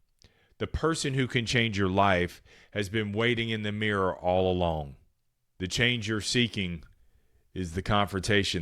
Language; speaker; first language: English; native; English